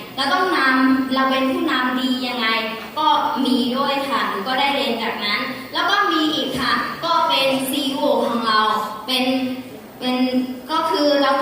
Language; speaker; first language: Thai; non-native, fluent; Burmese